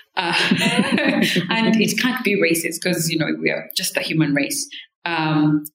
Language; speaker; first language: English; non-native, local second language; Kinyarwanda